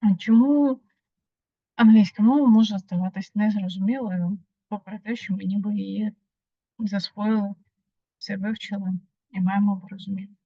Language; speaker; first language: Ukrainian; native; Ukrainian